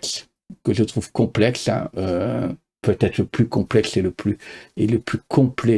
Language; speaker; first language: French; native; French